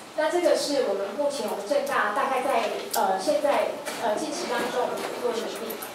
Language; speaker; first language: Chinese; native; Chinese